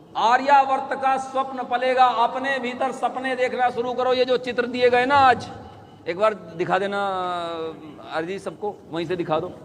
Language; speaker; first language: Hindi; native; Hindi